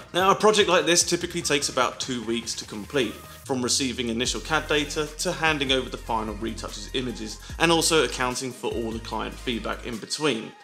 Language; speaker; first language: English; native; English